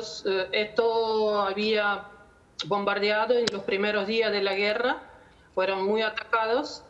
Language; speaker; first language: Spanish; non-native, learner; Ukrainian